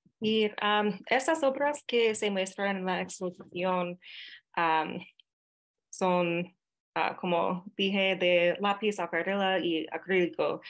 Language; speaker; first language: Spanish; non-native, fluent; English